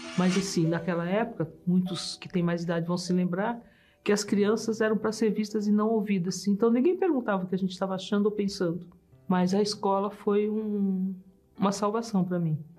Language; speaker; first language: Portuguese; early bilingual, other home language; German